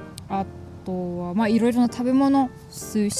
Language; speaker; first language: Japanese; non-native, learner; German